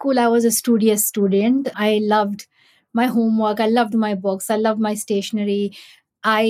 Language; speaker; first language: English; non-native, local second language; Pashto